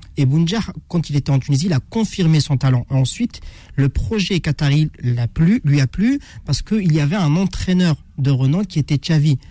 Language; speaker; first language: French; non-native, local second language; Arabic